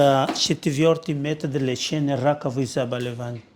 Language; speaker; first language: Russian; non-native, fluent; Portuguese